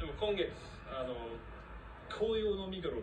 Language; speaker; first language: Japanese; non-native, fluent; English